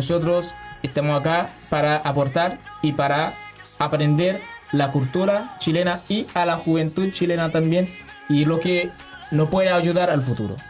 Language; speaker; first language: Spanish; non-native, learner; Haitian Creole